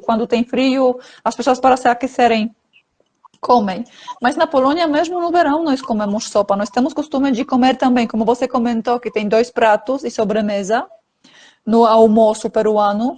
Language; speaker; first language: Portuguese; non-native, fluent; Polish